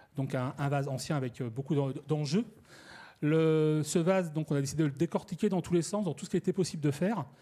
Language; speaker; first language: French; native; French